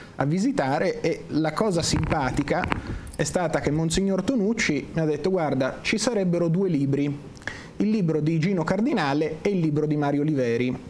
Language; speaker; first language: Italian; native; Italian